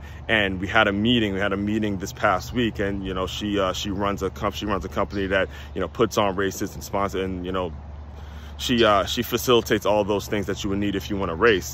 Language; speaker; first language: English; native; English